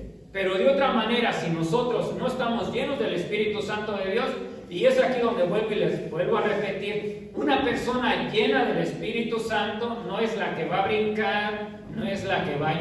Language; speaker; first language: Spanish; native; Spanish